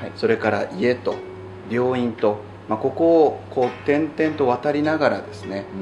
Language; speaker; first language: Japanese; native; Japanese